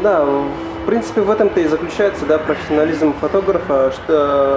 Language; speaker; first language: Russian; native; Russian